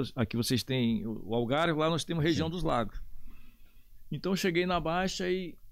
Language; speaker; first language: Portuguese; native; Portuguese